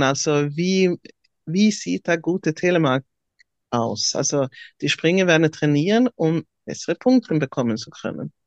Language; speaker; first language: German; non-native, fluent; Swedish